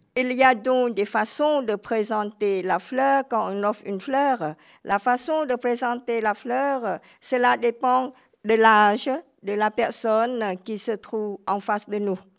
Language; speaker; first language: French; non-native, fluent; Khmer